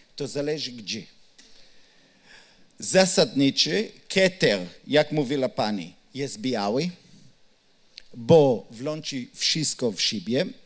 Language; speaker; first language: Polish; non-native, learner; Hebrew